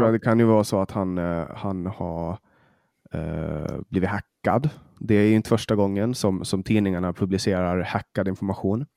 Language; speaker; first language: Swedish; native; Swedish